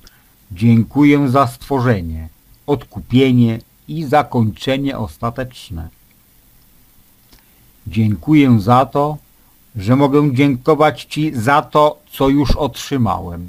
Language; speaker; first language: Polish; native; Polish